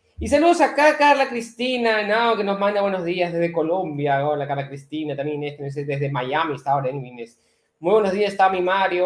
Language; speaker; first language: Spanish; native; Spanish